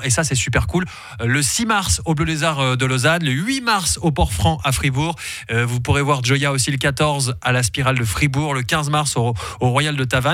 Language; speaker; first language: French; native; French